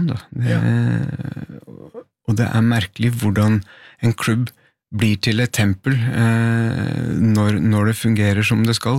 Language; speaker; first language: Norwegian; native; Norwegian